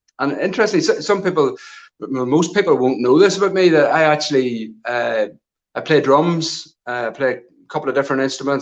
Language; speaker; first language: English; native; English